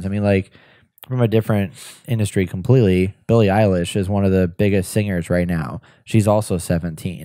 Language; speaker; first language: English; native; English